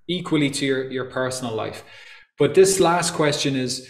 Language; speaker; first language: English; native; English